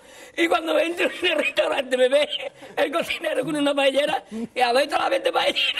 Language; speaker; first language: Spanish; native; Spanish